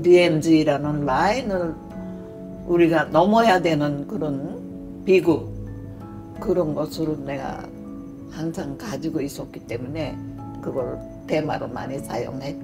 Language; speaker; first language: Korean; early bilingual, heritage; Korean